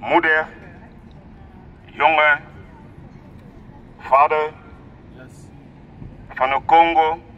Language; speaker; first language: Dutch; non-native, learner; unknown